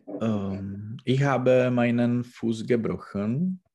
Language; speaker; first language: German; non-native, learner; Czech